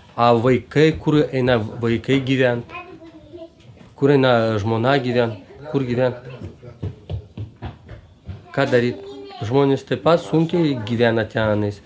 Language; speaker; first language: Lithuanian; non-native, local second language; Romany